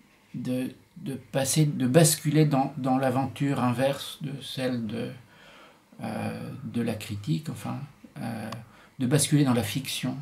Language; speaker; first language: French; native; French